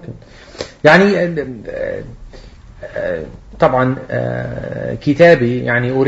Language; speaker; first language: Arabic; non-native, fluent; Dutch